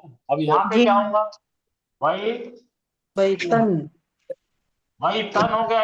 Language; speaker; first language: Hindi; native; Hindi